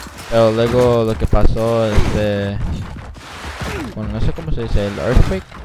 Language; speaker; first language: Spanish; early bilingual, other home language; English